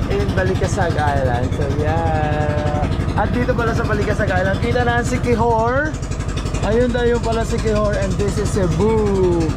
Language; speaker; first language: Filipino; native; Filipino